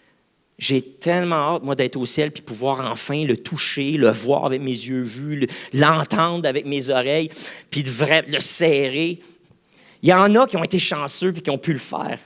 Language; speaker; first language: French; native; French